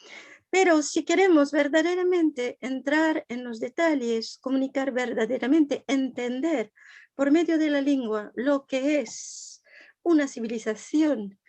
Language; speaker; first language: Spanish; non-native, fluent; French